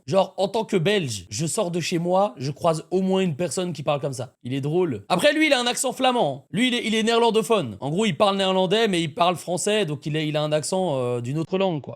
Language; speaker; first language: French; native; French